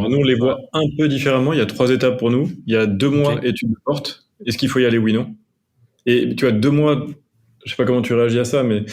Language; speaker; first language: French; native; French